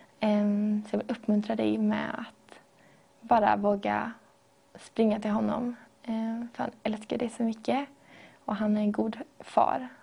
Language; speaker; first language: Swedish; native; Swedish